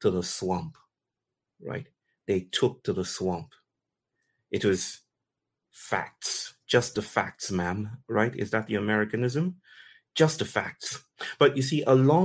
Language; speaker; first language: English; non-native, local second language; Yoruba